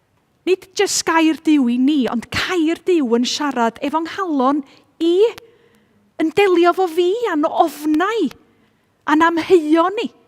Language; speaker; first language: Welsh; native; Welsh